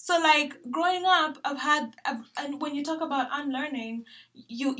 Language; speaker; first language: English; non-native, local second language; Ganda